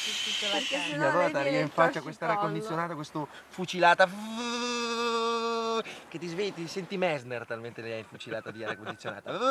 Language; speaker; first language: Italian; native; Italian